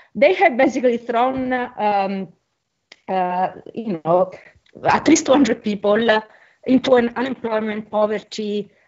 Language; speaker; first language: English; non-native, fluent; Italian